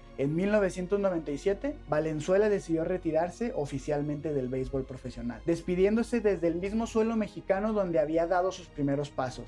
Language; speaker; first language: Spanish; native; Spanish